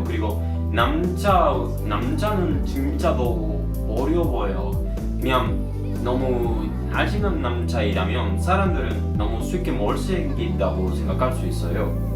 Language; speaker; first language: Korean; non-native, learner; Spanish